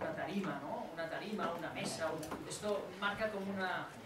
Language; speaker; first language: Spanish; non-native, local second language; Catalan